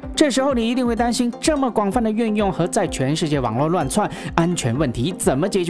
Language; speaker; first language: Chinese; native; Chinese